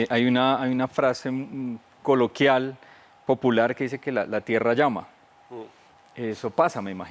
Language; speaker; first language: Spanish; native; Spanish